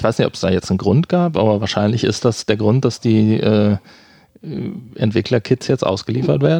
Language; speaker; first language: German; native; German